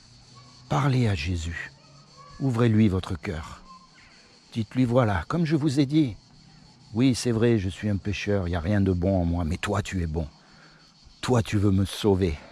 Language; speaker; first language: French; native; French